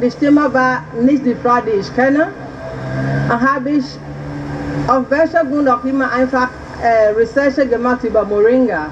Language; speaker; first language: German; non-native, fluent; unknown